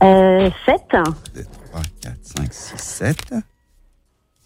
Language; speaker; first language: French; native; French